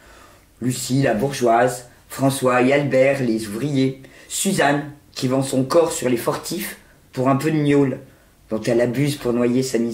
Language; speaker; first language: French; native; French